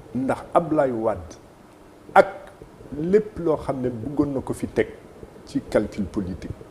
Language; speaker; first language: Wolof; native; Wolof